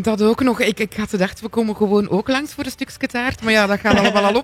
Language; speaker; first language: Dutch; native; Dutch